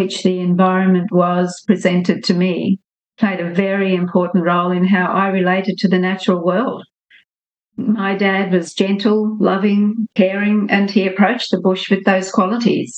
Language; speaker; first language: English; native; English